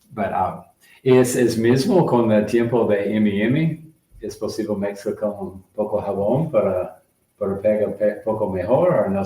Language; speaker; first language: Spanish; non-native, learner; English